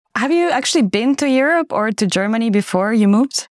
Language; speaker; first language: English; non-native, fluent; Ukrainian